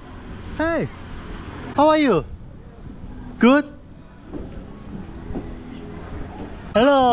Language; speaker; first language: English; non-native, learner; Korean